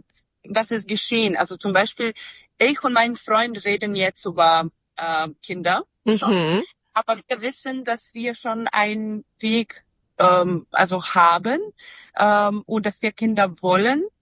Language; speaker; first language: German; non-native, fluent; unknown